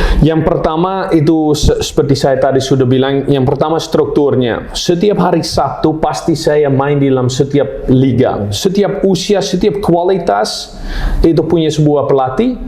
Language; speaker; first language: Indonesian; non-native, fluent; Dutch